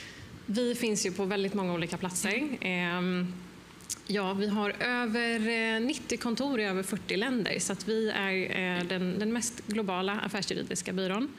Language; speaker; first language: Swedish; native; Swedish